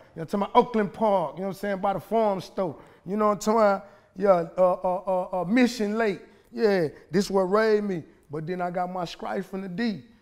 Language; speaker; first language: English; native; English